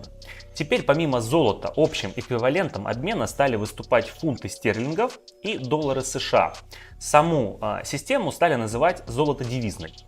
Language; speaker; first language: Russian; native; Russian